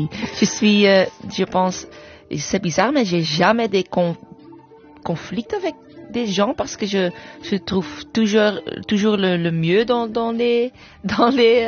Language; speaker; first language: French; non-native, fluent; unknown